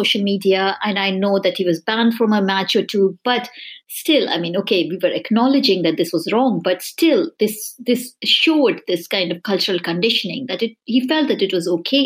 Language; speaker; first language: English; non-native, local second language; Hindi